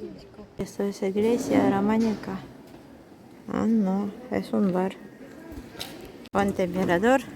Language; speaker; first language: Spanish; non-native, fluent; Russian